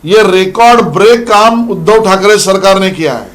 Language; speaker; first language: Hindi; non-native, local second language; Marathi